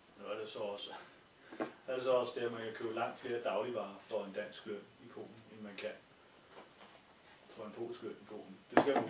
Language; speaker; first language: Danish; native; Danish